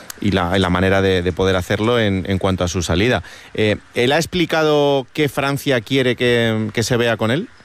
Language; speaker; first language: Spanish; native; Spanish